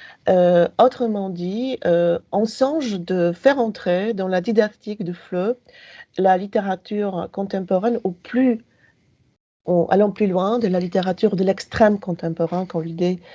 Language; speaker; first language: French; non-native, fluent; Polish